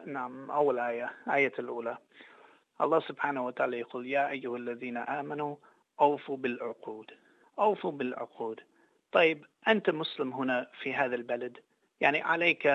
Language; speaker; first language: Arabic; non-native, fluent; English